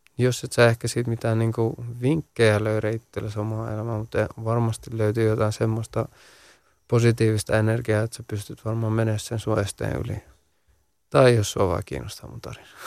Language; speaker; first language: Finnish; early bilingual, other home language; Central Kurdish